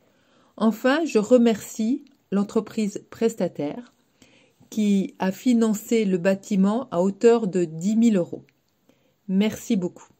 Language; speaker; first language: French; native; French